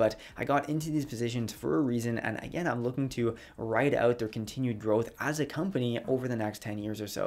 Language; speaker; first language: English; native; English